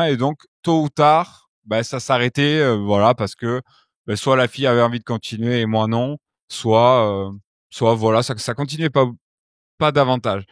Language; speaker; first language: French; native; French